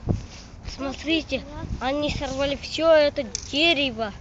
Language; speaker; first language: Russian; non-native, local second language; Kazakh